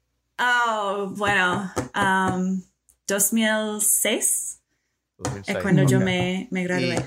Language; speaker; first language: Spanish; non-native, fluent; English